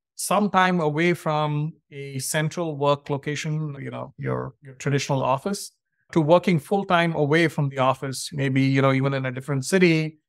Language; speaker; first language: English; non-native, local second language; Tamil